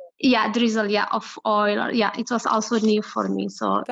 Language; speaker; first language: English; non-native, learner; Arabic